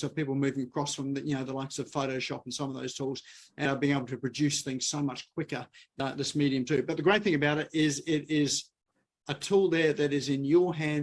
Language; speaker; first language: English; native; English